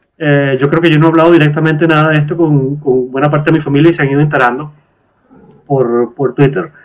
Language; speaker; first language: Spanish; native; Spanish